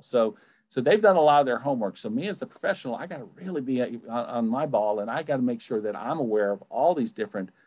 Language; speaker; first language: English; native; English